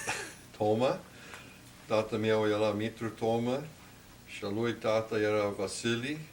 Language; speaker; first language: Romanian; early bilingual, heritage; Romanian